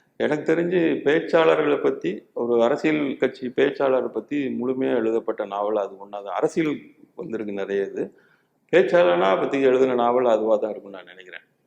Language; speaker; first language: Tamil; native; Tamil